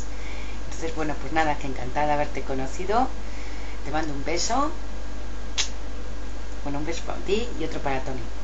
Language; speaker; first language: Spanish; native; Spanish